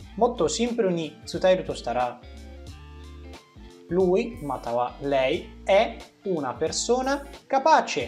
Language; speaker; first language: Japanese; non-native, fluent; Italian